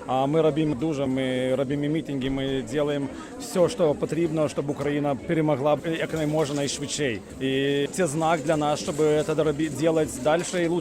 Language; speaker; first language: Ukrainian; non-native, learner; Russian